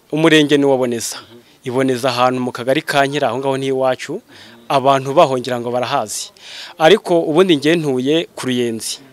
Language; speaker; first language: Kinyarwanda; native; Kinyarwanda